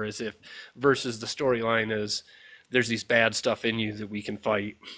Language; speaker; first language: English; native; English